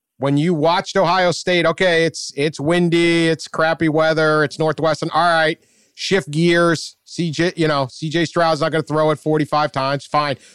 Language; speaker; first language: English; native; English